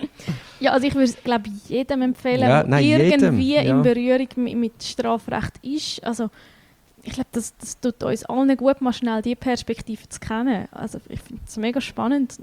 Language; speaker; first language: German; native; German